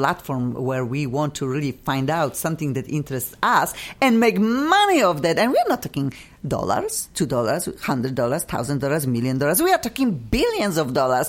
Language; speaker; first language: English; non-native, fluent; Polish